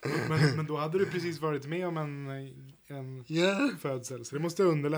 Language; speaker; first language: Swedish; native; Swedish